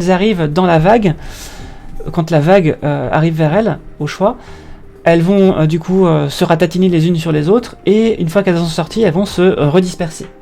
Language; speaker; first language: French; native; French